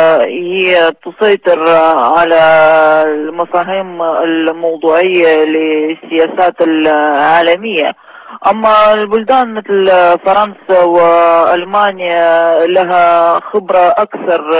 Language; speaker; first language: Arabic; non-native, fluent; Russian